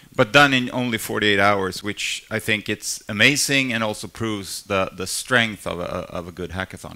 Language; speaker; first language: English; non-native, fluent; Swedish